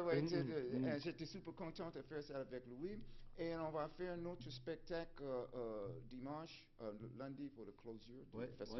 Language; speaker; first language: French; non-native, fluent; English